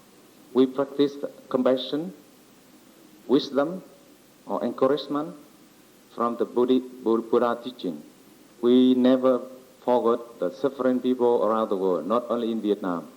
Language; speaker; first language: English; non-native, learner; Vietnamese